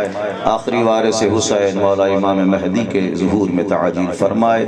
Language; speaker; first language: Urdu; non-native, local second language; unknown